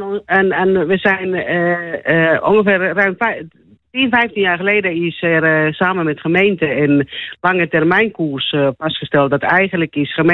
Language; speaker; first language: Dutch; non-native, fluent; Finnish